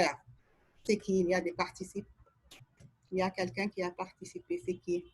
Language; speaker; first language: French; non-native, fluent; Arabic